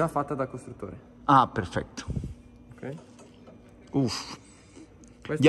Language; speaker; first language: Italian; non-native, learner; Spanish